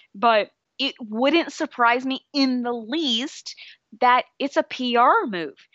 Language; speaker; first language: English; native; English